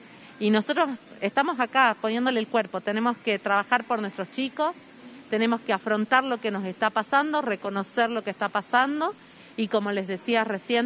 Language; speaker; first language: Spanish; native; Spanish